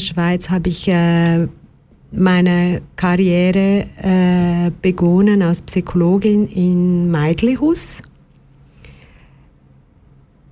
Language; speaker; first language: German; non-native, fluent; Portuguese